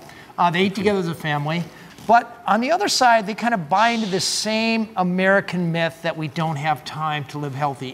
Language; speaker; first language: English; native; English